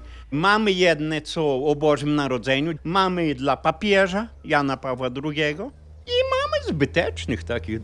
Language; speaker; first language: Polish; early bilingual, heritage; Polish